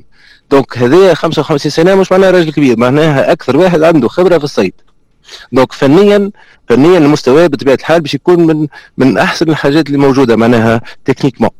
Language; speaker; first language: Arabic; native; Arabic